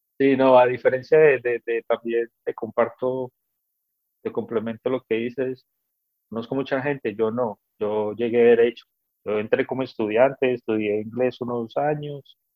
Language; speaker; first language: Spanish; native; Spanish